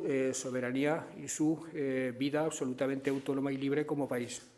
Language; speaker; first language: Spanish; native; Spanish